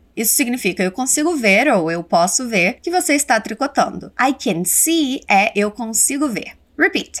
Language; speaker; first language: Portuguese; native; Portuguese